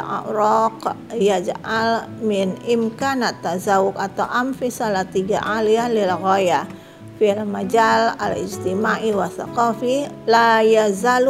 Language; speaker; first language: Arabic; non-native, fluent; Indonesian